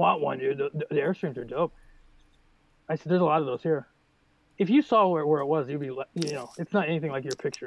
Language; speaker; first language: English; native; English